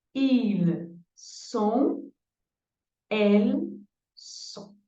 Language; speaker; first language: French; non-native, fluent; Portuguese